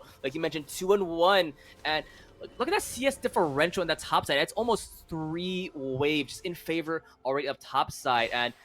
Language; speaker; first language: English; native; English